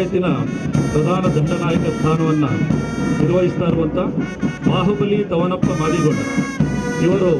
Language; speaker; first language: Kannada; native; Kannada